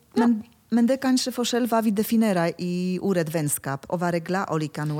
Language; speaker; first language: Norwegian; non-native, fluent; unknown